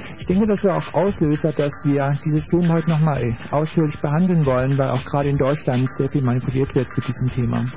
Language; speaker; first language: German; native; German